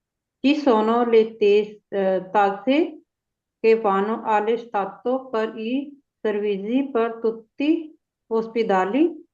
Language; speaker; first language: Italian; non-native, learner; Punjabi